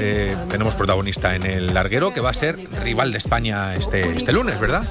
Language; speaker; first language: Spanish; native; Spanish